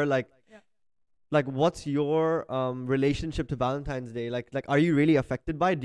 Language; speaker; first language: English; non-native, local second language; Hindi